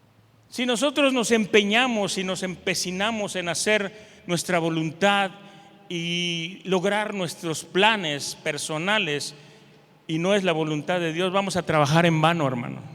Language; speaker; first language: Spanish; native; Spanish